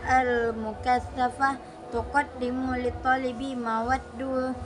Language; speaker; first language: Arabic; non-native, learner; Indonesian